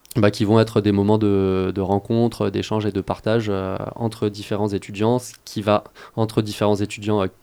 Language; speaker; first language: French; native; French